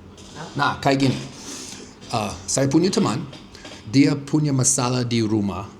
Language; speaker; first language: Indonesian; non-native, fluent; English